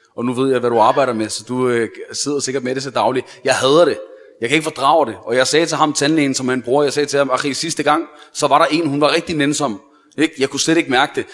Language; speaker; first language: Danish; early bilingual, other home language; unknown